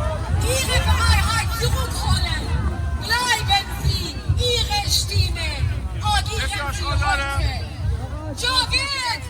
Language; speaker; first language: German; non-native, fluent; Persian